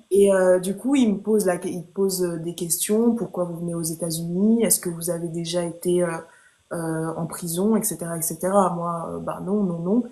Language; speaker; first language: French; early bilingual, other home language; Haitian Creole